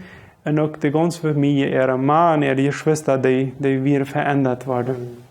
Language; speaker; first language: German; non-native, local second language; Low German